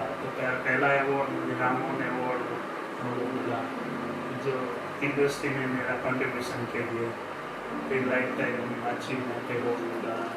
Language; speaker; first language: Hindi; non-native, local second language; Gujarati